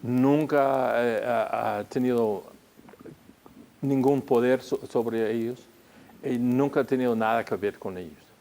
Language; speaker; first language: Spanish; non-native, fluent; English